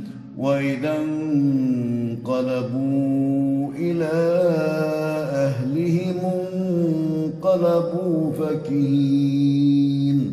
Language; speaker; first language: Arabic; native; Arabic